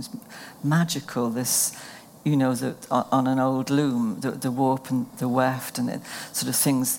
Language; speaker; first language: English; native; English